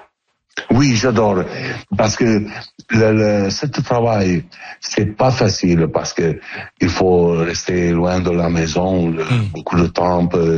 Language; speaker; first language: French; non-native, learner; Italian